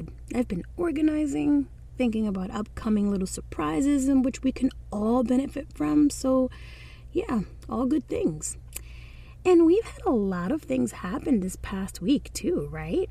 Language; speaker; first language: English; non-native, fluent; Spanish